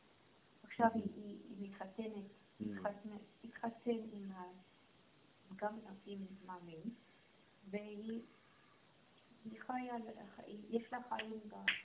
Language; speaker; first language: Hebrew; non-native, learner; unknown